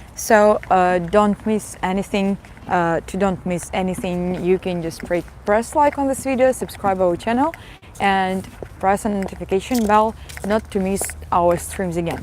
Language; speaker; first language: English; non-native, fluent; Russian